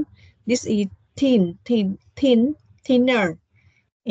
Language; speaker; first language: English; non-native, learner; Vietnamese